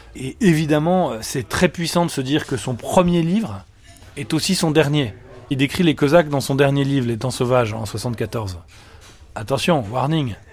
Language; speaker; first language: French; native; French